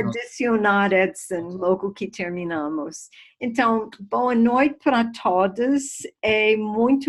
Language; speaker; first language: Portuguese; non-native, fluent; English